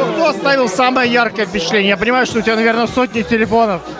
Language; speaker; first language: Russian; native; Russian